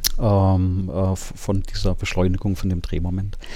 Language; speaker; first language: German; native; German